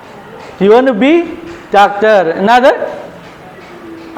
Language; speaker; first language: English; non-native, learner; Indonesian